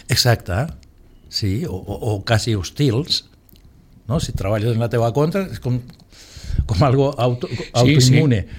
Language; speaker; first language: Catalan; non-native, local second language; Spanish